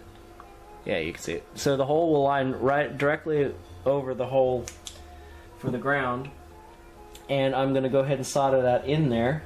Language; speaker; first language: English; native; English